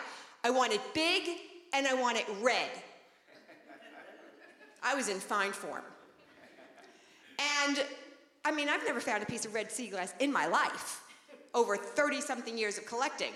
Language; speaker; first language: English; native; English